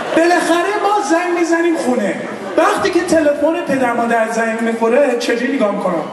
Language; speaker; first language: Persian; early bilingual, heritage; Persian